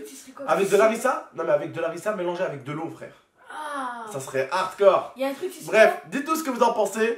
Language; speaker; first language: French; native; French